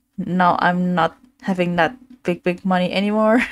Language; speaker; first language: English; non-native, fluent; Indonesian